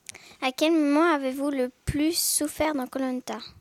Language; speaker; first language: French; native; French